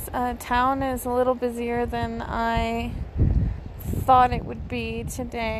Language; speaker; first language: English; native; English